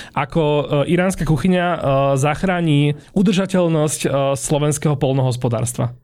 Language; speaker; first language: Slovak; native; Slovak